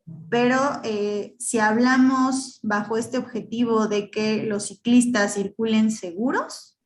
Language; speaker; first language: Spanish; native; Spanish